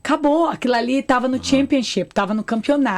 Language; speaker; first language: Portuguese; native; Portuguese